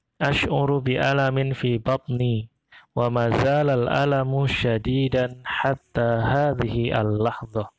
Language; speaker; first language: Arabic; non-native, fluent; Indonesian